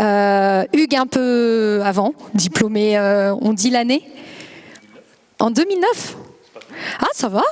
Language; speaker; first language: French; native; French